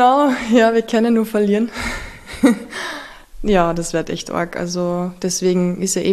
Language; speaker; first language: German; native; German